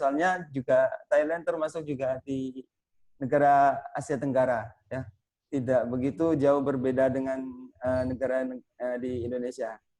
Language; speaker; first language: Indonesian; non-native, fluent; Thai